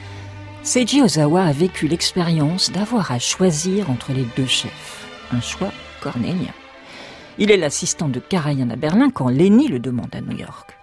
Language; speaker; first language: French; native; French